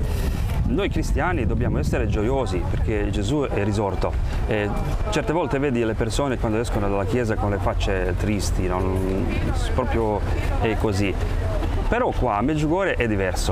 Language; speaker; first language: Italian; non-native, fluent; Croatian